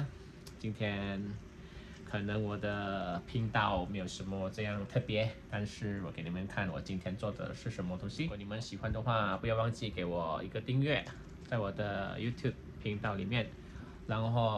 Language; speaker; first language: Chinese; early bilingual, heritage; Chinese